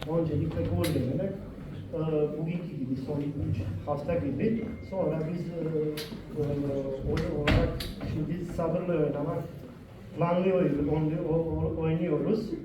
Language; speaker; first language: Turkish; non-native, fluent; Bosnian